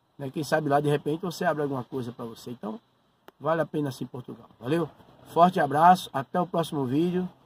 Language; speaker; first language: Portuguese; native; Portuguese